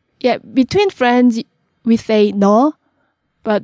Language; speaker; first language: English; non-native, fluent; Korean